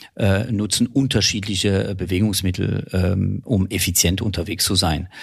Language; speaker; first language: German; non-native, fluent; French